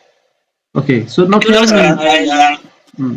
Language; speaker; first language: English; non-native, fluent; Bangla